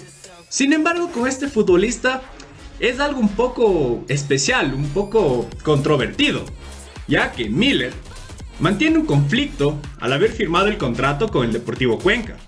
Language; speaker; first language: Spanish; native; Spanish